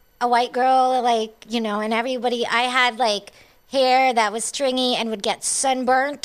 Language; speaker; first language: English; non-native, local second language; Cebuano